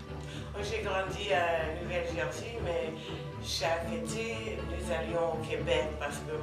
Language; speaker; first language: French; non-native, fluent; English